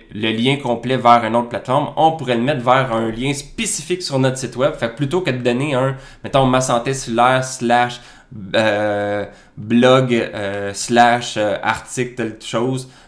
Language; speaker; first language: French; native; French